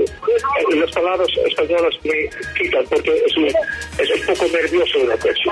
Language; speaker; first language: Spanish; non-native, learner; Dutch